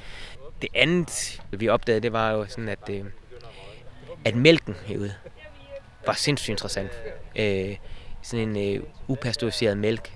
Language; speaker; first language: Danish; native; Danish